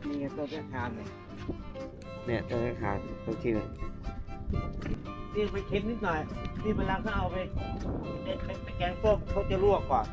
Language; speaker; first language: Thai; native; Thai